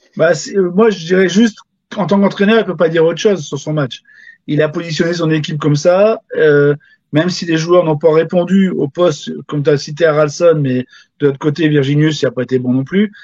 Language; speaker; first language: French; native; French